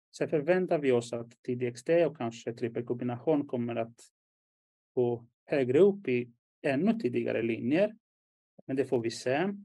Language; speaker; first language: Swedish; non-native, fluent; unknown